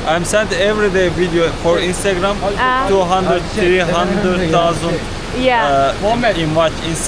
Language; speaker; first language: English; non-native, learner; Turkish